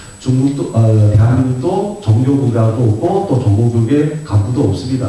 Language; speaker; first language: Korean; native; Korean